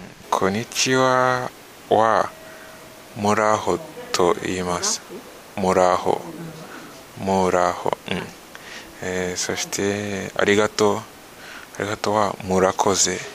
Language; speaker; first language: Japanese; non-native, fluent; Kinyarwanda